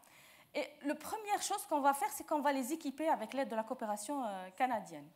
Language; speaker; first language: French; non-native, local second language; Arabic